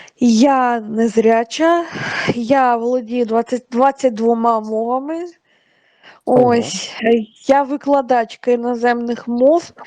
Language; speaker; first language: Ukrainian; non-native, fluent; Russian